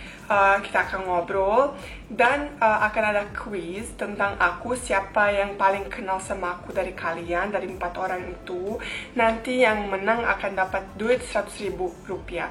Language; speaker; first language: Indonesian; non-native, fluent; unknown